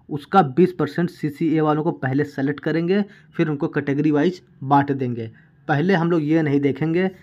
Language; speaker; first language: Hindi; native; Hindi